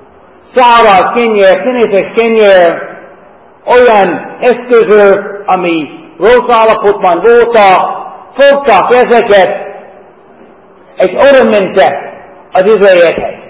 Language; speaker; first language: Hungarian; non-native, fluent; English